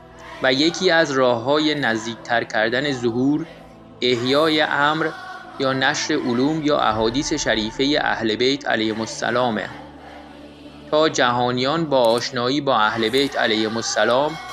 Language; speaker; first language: Persian; native; Persian